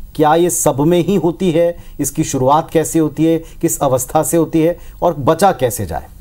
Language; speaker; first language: Hindi; native; Hindi